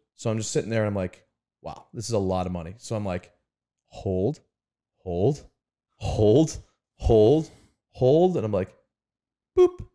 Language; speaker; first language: English; native; English